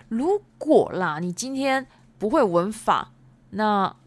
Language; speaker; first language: Chinese; early bilingual, other home language; Japanese